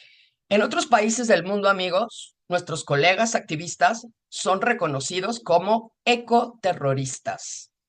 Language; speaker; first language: Spanish; native; Spanish